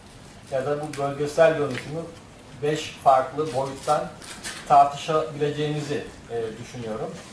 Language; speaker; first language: Turkish; native; Turkish